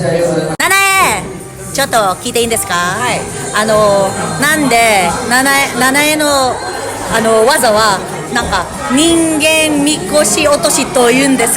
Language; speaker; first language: Japanese; non-native, learner; Filipino